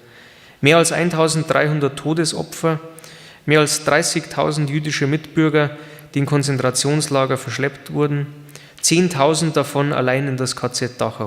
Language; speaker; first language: German; native; German